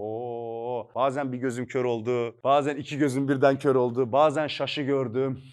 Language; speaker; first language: Turkish; native; Turkish